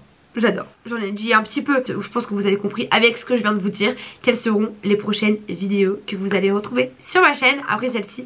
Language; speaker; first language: French; native; French